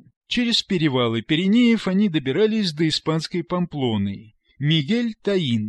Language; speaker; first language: Russian; native; Russian